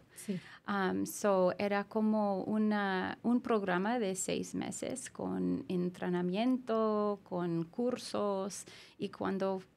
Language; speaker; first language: Spanish; non-native, learner; English